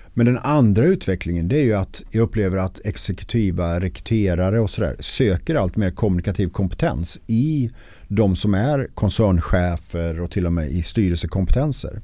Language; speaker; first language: Swedish; native; Swedish